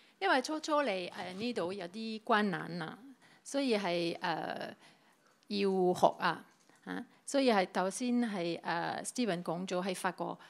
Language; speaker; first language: Cantonese; non-native, fluent; French